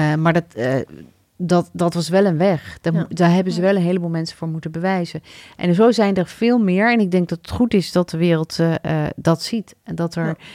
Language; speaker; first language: Dutch; early bilingual, other home language; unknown